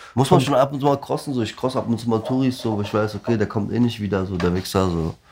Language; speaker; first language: German; early bilingual, other home language; Turkish